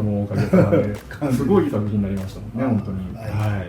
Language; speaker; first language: Japanese; native; Japanese